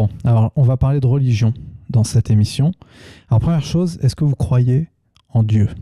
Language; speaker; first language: French; native; French